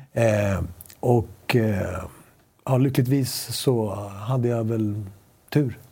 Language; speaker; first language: Swedish; early bilingual, other home language; Spanish